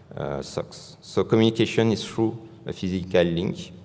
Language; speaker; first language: English; non-native, fluent; French